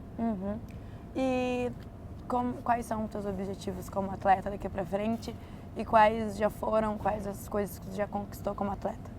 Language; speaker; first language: Portuguese; native; Portuguese